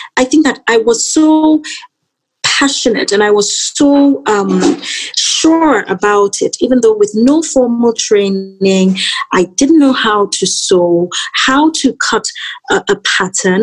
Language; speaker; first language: English; non-native, local second language; Yoruba